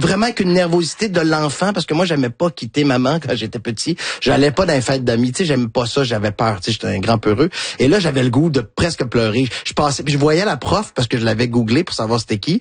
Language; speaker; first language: French; native; French